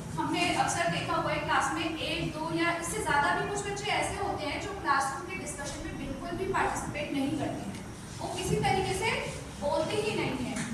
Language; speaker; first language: Hindi; native; Hindi